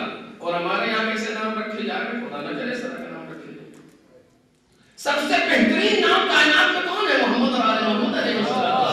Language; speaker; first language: Urdu; native; Urdu